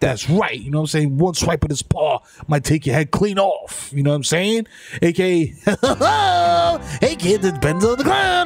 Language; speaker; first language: English; early bilingual, other home language; Spanish